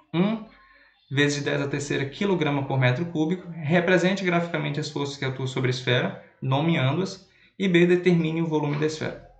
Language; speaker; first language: Portuguese; native; Portuguese